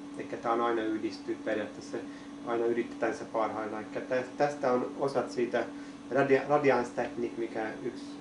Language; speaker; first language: Finnish; non-native, learner; Hungarian